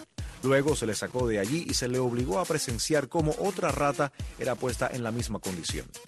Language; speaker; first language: Spanish; native; Spanish